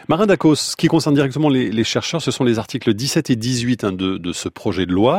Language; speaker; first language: French; native; French